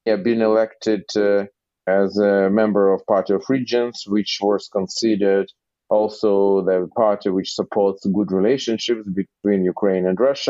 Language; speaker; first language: English; non-native, fluent; Russian